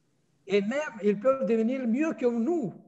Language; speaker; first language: French; non-native, fluent; Romanian